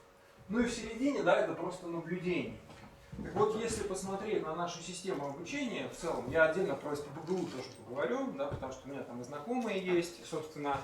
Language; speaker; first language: Russian; native; Russian